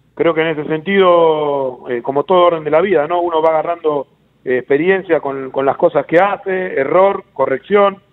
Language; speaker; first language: Spanish; native; Spanish